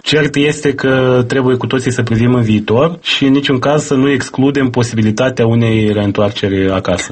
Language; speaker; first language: Romanian; native; Romanian